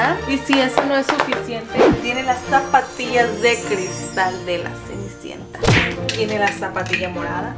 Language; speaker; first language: Spanish; native; Spanish